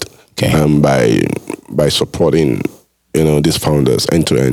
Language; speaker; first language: English; non-native, local second language; Yoruba